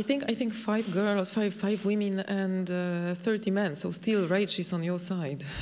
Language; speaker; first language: English; non-native, fluent; Polish